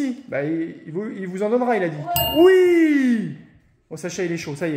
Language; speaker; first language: French; native; French